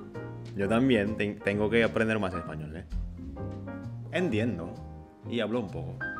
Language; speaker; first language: Spanish; non-native, fluent; Indonesian